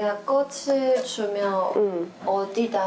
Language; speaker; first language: Korean; non-native, fluent; Chinese